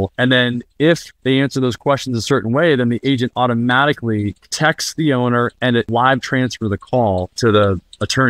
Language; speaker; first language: English; native; English